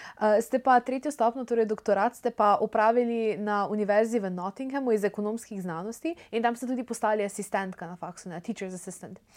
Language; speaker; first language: Slovenian; native; Slovenian